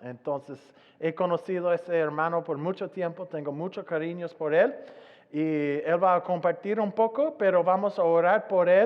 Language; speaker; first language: Spanish; non-native, fluent; English